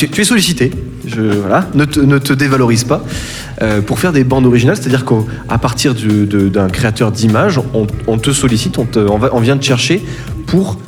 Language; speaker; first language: French; native; French